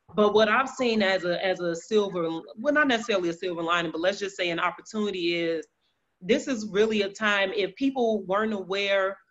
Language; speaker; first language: English; native; English